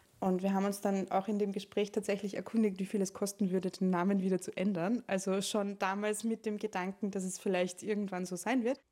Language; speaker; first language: German; native; German